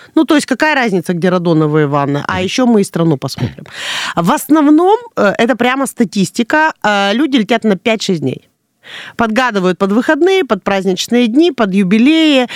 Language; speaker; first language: Russian; native; Russian